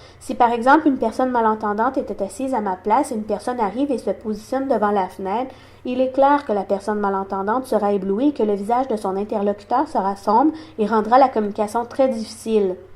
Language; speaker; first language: French; non-native, local second language; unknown